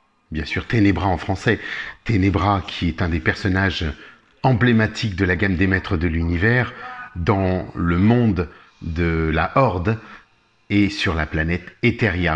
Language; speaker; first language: French; native; French